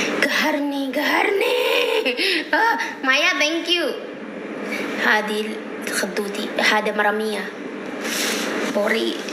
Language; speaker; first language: Arabic; non-native, learner; Indonesian